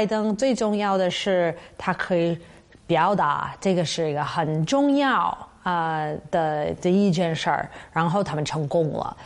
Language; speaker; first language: Chinese; non-native, fluent; English